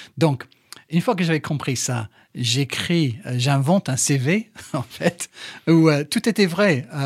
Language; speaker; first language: French; non-native, fluent; English